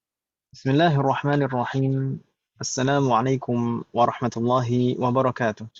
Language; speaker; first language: Arabic; non-native, fluent; Indonesian